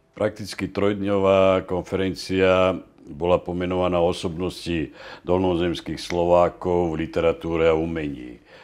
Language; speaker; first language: Slovak; native; Slovak